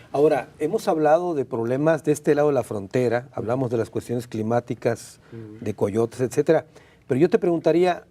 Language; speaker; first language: Spanish; native; Spanish